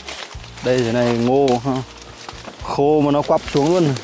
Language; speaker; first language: Vietnamese; native; Vietnamese